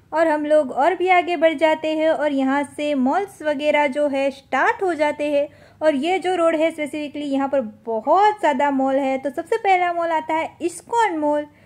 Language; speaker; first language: Hindi; non-native, local second language; Gujarati